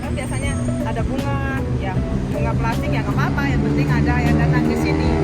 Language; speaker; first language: Indonesian; non-native, fluent; Russian